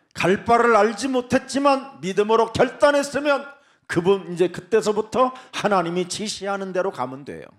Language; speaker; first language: Korean; native; Korean